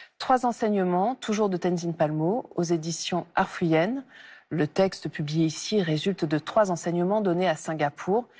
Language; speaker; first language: French; native; French